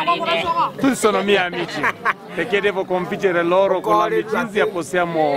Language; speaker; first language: Italian; non-native, fluent; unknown